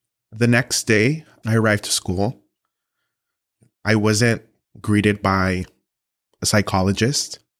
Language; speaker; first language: English; early bilingual, other home language; Spanish